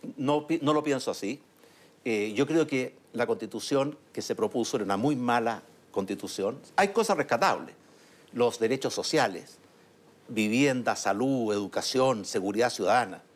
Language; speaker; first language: Spanish; native; Spanish